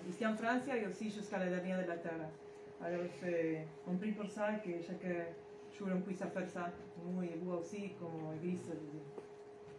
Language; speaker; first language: French; non-native, learner; Spanish